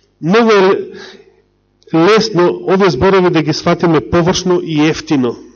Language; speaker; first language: Macedonian; native; Macedonian